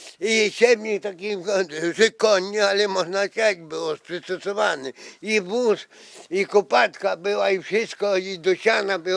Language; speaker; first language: Polish; non-native, local second language; Ukrainian